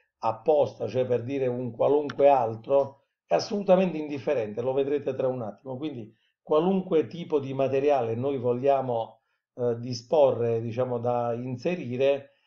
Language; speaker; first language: Italian; native; Italian